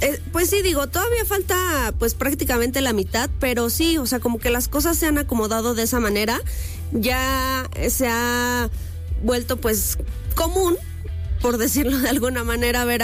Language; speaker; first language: Spanish; native; Spanish